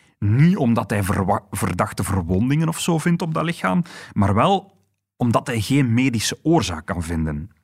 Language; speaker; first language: Dutch; native; Dutch